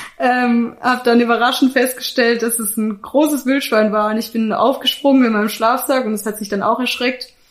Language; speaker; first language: German; native; German